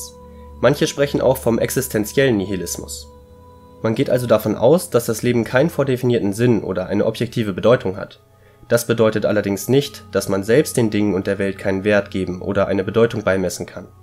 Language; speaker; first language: German; native; German